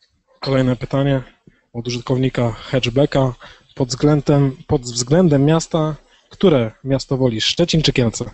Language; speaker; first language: Polish; native; Polish